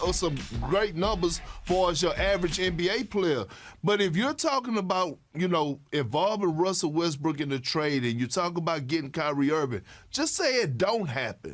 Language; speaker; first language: English; native; English